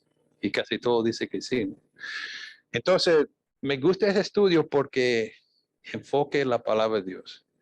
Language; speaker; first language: Spanish; non-native, fluent; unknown